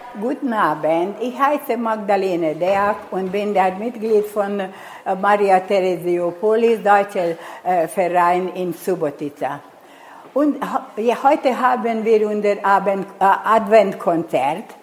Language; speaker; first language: German; non-native, local second language; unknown